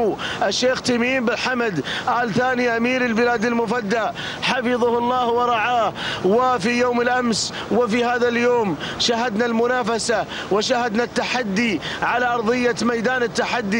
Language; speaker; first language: Arabic; native; Arabic